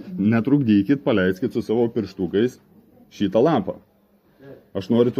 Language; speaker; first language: Lithuanian; native; Lithuanian